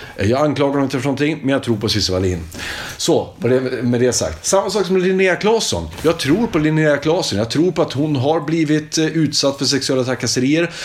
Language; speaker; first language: Swedish; native; Swedish